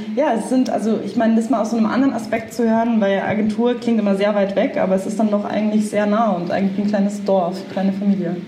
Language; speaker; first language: German; native; German